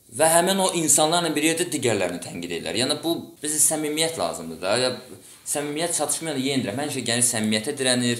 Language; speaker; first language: Azerbaijani; non-native, local second language; Russian